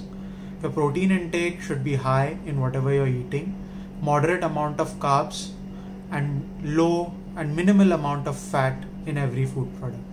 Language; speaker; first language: English; non-native, local second language; Hindi